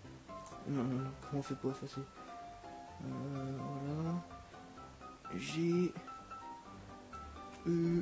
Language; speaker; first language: French; native; French